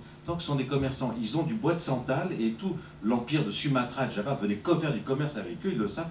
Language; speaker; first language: French; native; French